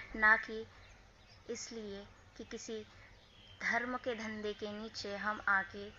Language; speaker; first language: Hindi; non-native, local second language; Marathi